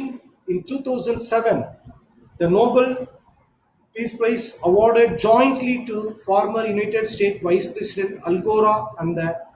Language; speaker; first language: English; non-native, local second language; Tamil